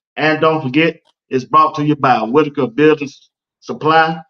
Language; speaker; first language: English; native; English